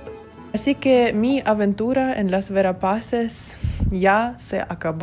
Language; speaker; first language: Spanish; non-native, fluent; Russian